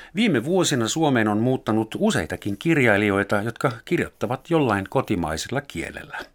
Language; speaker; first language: Finnish; non-native, fluent; German